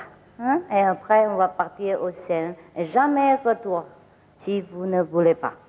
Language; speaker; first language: French; non-native, learner; Vietnamese